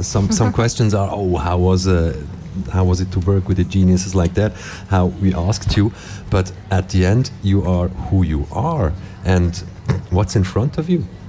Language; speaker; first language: English; non-native, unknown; German